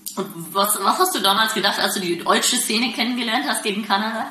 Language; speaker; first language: German; native; German